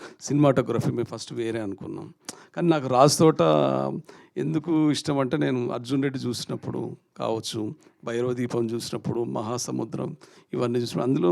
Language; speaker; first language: Telugu; native; Telugu